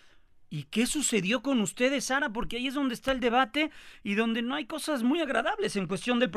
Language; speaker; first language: Spanish; native; Spanish